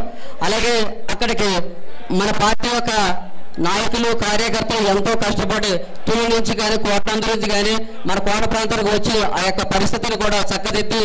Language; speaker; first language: Telugu; native; Telugu